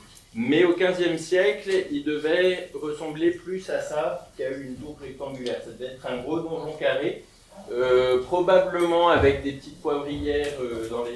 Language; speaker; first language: French; native; French